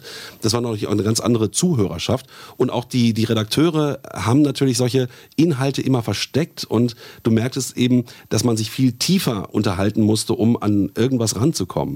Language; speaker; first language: German; native; German